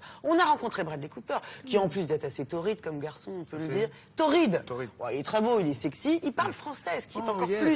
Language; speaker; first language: French; native; French